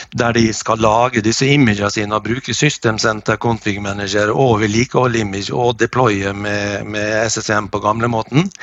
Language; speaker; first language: Norwegian; native; Norwegian